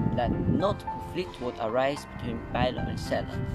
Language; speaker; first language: English; non-native, fluent; Chinese